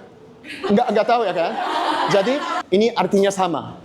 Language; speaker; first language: Indonesian; non-native, learner; Korean